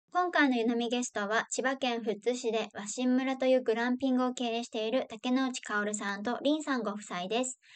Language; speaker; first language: Japanese; native; Japanese